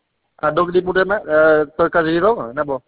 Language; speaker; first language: Czech; non-native, learner; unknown